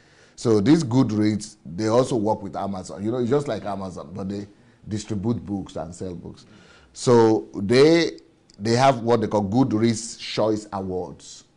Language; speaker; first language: English; non-native, local second language; Yoruba